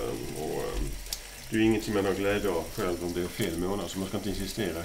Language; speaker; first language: Swedish; native; Swedish